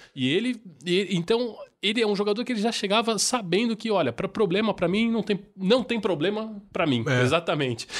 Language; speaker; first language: Portuguese; native; Portuguese